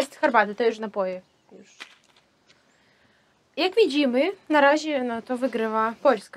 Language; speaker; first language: Polish; non-native, fluent; Russian